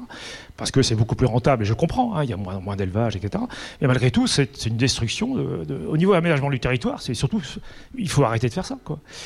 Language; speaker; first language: French; native; French